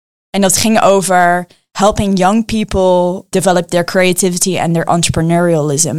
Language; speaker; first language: English; early bilingual, other home language; Dutch